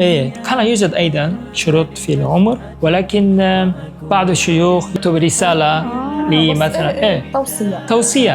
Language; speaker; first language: Arabic; non-native, fluent; Korean